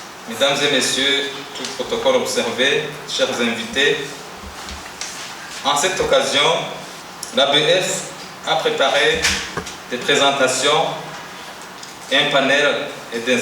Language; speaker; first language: French; non-native, local second language; Rundi